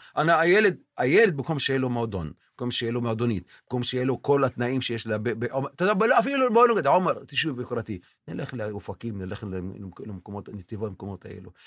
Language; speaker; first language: Hebrew; non-native, local second language; Arabic